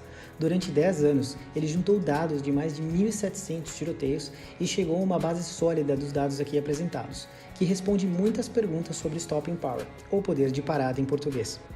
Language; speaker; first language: Portuguese; native; Portuguese